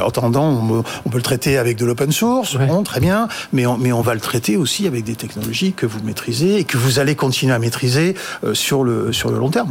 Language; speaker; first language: French; native; French